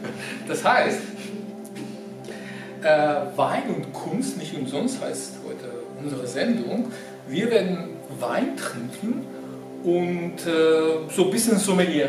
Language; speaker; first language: German; non-native, fluent; Georgian